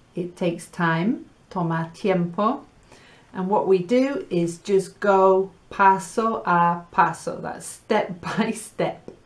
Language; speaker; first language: English; native; English